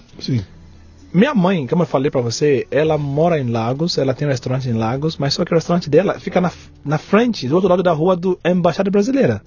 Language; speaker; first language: Portuguese; non-native, fluent; Yoruba